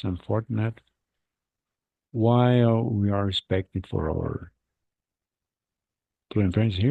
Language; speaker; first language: English; non-native, fluent; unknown